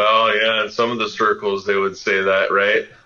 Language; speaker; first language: English; native; English